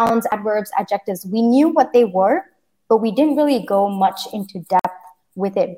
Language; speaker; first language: English; early bilingual, other home language; Kannada